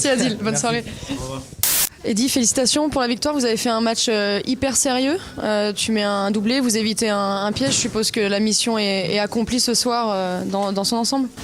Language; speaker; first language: French; native; French